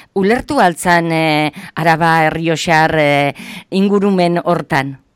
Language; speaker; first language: Basque; native; Basque